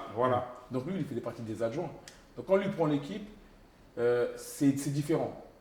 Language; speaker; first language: French; early bilingual, other home language; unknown